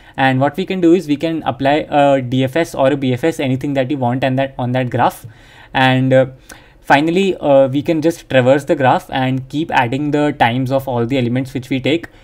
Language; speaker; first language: English; non-native, local second language; Hindi